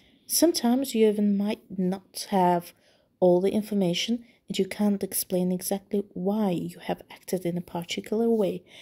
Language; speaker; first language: English; non-native, fluent; Azerbaijani